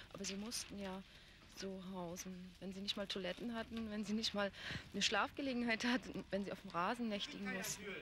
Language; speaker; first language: German; native; German